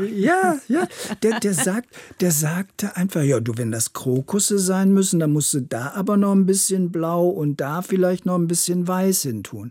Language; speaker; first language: German; native; German